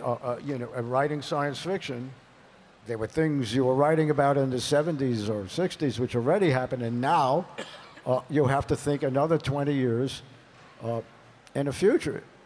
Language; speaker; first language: English; native; English